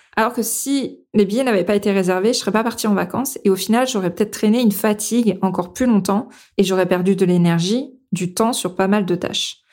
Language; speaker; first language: French; native; French